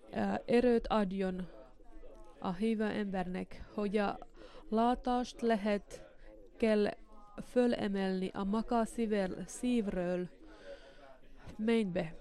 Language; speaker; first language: Hungarian; non-native, learner; Finnish